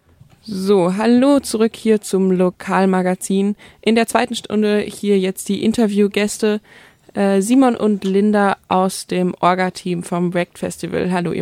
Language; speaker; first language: German; native; German